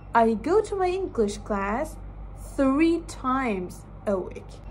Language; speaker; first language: English; non-native, fluent; Persian